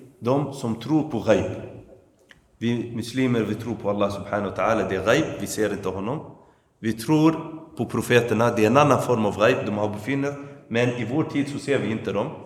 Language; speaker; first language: Swedish; early bilingual, other home language; Arabic